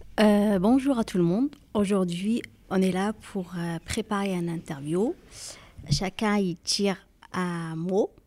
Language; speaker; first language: French; non-native, learner; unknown